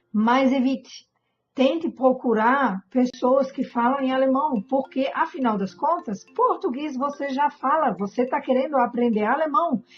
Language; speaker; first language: Portuguese; non-native, fluent; German